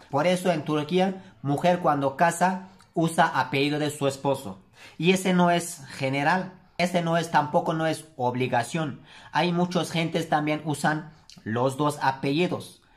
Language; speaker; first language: Spanish; non-native, learner; Turkish